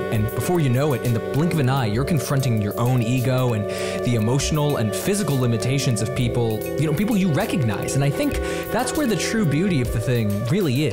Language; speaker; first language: English; native; English